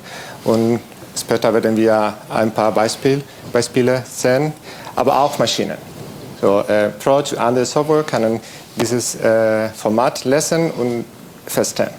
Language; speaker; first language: German; non-native, fluent; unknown